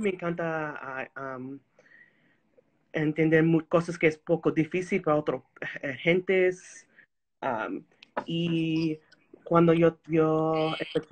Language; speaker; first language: Spanish; early bilingual, heritage; Spanish